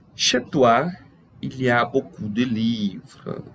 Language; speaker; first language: French; non-native, fluent; Portuguese